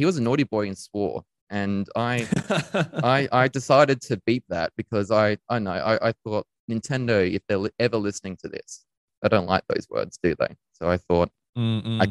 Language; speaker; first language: English; native; English